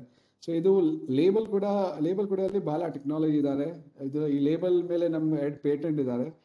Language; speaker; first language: Kannada; non-native, local second language; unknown